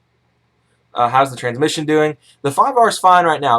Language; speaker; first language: English; native; English